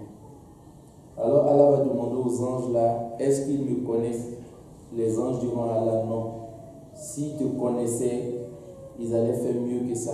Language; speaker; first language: French; non-native, local second language; Dyula